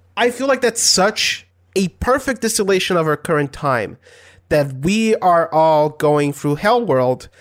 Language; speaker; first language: English; non-native, fluent; Portuguese